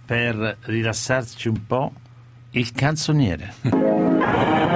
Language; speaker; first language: Italian; native; Italian